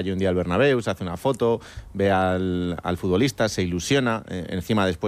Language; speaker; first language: Spanish; native; Spanish